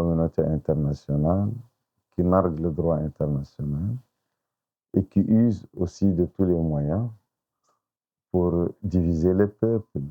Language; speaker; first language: French; non-native, local second language; Arabic